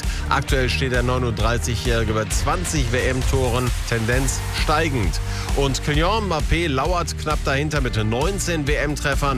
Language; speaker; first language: German; native; German